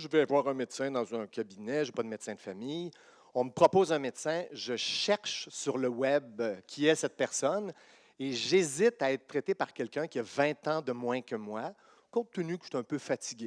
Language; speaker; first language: French; native; French